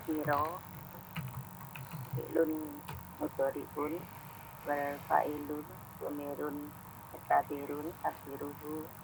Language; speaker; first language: Arabic; non-native, learner; Indonesian